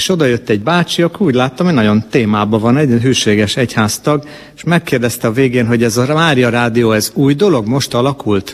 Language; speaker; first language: Hungarian; native; Hungarian